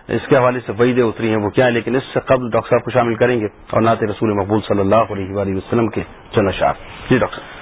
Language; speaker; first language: Urdu; native; Urdu